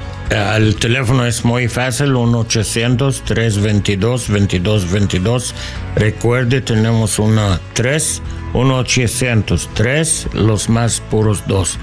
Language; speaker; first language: Spanish; non-native, learner; English